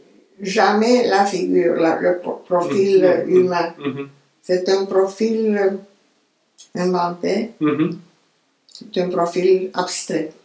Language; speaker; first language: French; non-native, fluent; Romanian